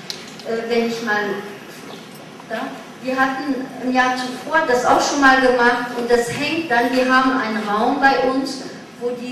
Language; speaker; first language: German; non-native, fluent; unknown